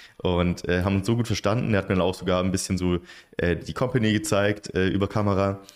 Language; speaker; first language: German; native; German